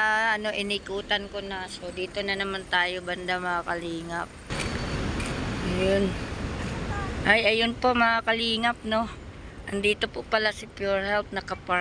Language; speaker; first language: Filipino; non-native, local second language; Cebuano